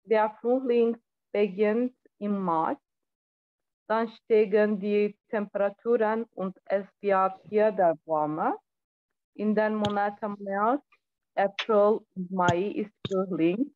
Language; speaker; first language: German; non-native, learner; Turkish